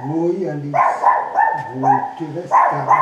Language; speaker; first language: French; non-native, fluent; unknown